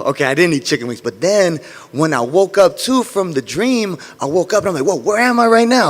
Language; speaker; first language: English; native; English